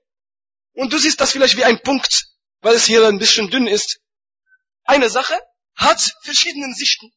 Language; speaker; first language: German; non-native, fluent; Arabic